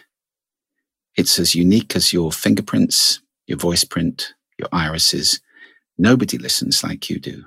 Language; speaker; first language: English; native; English